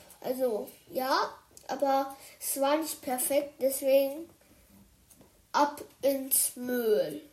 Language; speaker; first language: German; early bilingual, other home language; Chinese